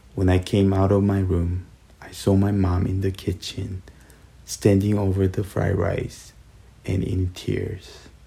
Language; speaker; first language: English; early bilingual, other home language; Korean